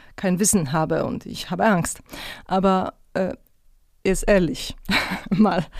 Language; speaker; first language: German; non-native, fluent; Polish